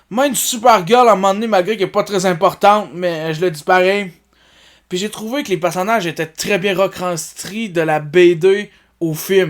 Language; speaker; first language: French; native; French